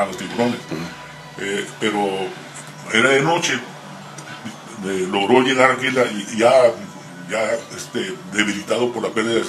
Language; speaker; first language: Spanish; native; Spanish